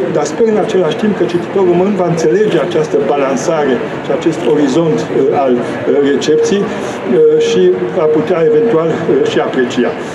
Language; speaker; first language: Romanian; native; Romanian